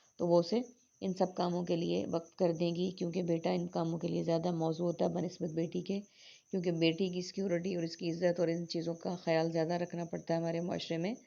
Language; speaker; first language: Urdu; native; Urdu